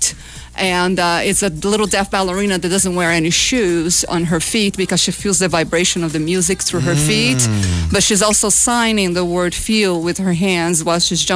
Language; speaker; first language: English; non-native, fluent; Portuguese